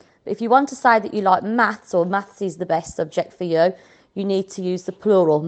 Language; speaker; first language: English; native; English